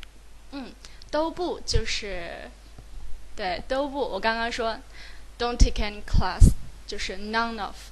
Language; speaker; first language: Chinese; native; Chinese